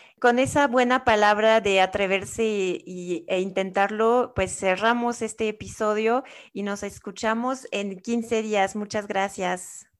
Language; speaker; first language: Spanish; non-native, fluent; French